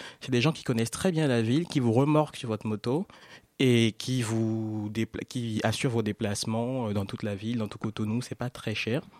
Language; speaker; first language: French; non-native, local second language; Fon